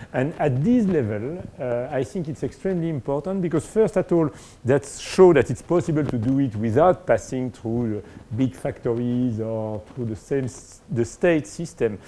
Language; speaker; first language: English; non-native, fluent; French